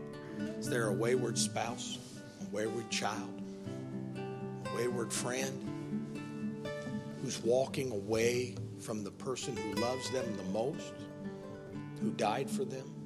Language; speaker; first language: English; native; English